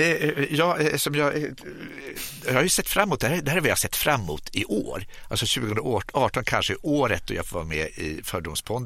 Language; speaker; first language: Swedish; native; Swedish